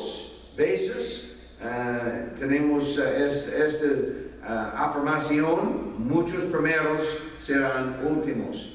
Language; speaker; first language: Spanish; non-native, fluent; English